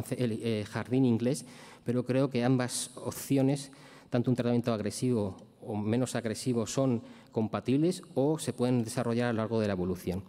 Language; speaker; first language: Spanish; native; Spanish